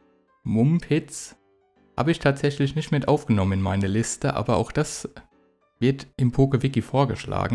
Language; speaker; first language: German; native; German